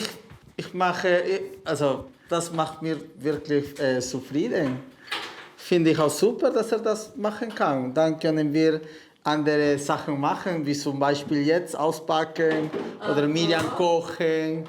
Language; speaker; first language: German; non-native, fluent; Spanish